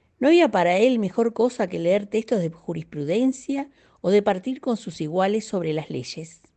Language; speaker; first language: Spanish; native; Spanish